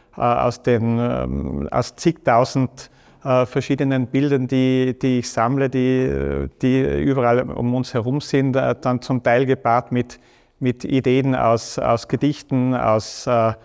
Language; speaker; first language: German; native; German